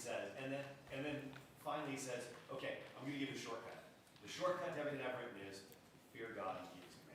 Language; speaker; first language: English; native; English